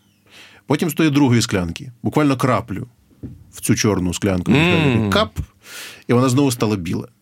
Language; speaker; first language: Ukrainian; native; Ukrainian